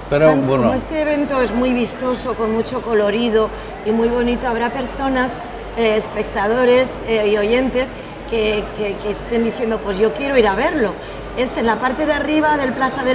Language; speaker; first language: Spanish; native; Spanish